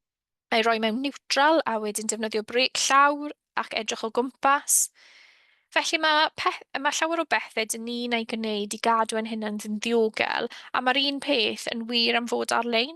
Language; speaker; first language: Welsh; native; Welsh